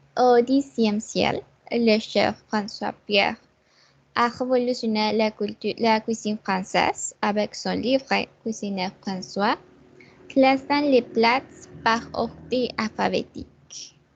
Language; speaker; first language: French; non-native, learner; Spanish